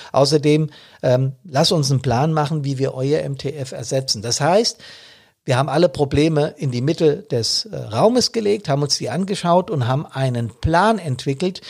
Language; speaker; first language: German; native; German